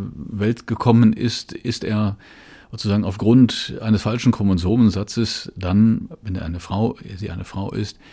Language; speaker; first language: German; native; German